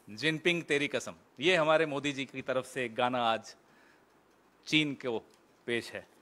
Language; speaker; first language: Hindi; native; Hindi